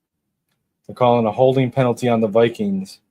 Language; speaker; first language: English; native; English